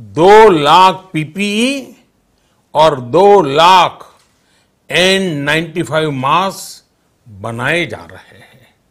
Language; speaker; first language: Hindi; non-native, local second language; Gujarati